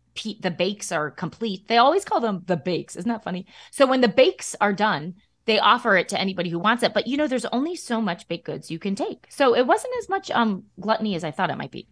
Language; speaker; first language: English; native; English